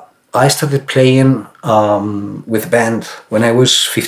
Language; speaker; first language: English; non-native, fluent; Spanish